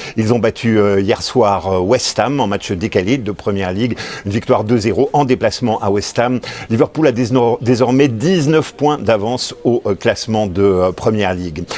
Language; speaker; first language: French; native; French